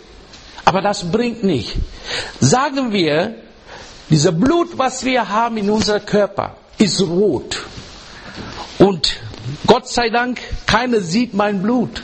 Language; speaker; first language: German; non-native, learner; English